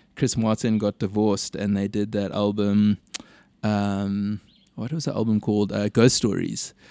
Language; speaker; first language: English; native; English